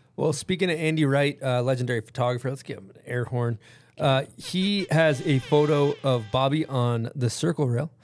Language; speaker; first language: English; native; English